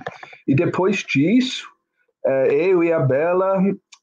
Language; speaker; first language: Portuguese; non-native, fluent; English